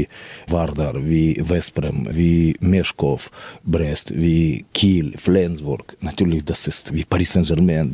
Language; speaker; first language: German; non-native, fluent; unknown